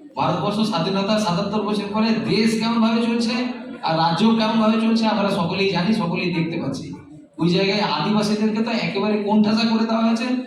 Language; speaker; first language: Bangla; native; Bangla